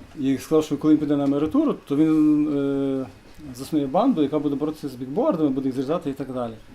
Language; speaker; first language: Ukrainian; native; Ukrainian